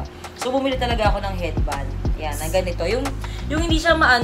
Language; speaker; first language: Filipino; native; Filipino